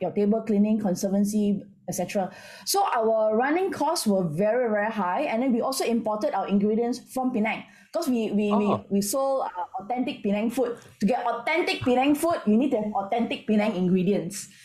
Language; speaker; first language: English; non-native, local second language; Min Nan Chinese